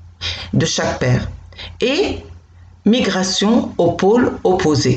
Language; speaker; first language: French; non-native, local second language; Arabic